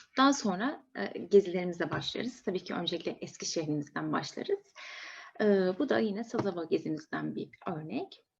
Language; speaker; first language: Turkish; native; Turkish